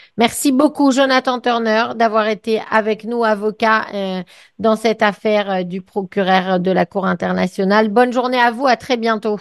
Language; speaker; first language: French; native; French